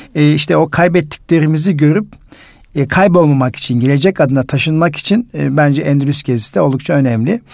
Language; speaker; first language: Turkish; native; Turkish